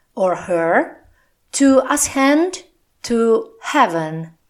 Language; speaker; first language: English; non-native, fluent; Italian